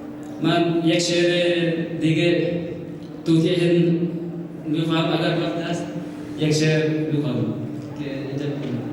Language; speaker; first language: Persian; non-native, learner; Hindi